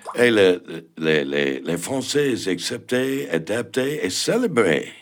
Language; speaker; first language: French; non-native, fluent; English